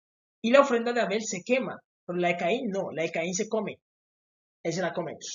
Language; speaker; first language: Spanish; native; Spanish